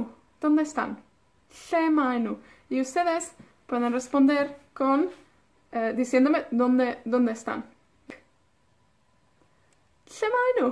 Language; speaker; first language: Spanish; non-native, fluent; Welsh